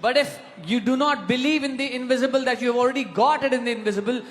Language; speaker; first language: English; non-native, local second language; Hindi